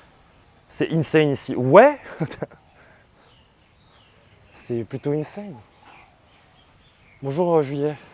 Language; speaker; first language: French; native; French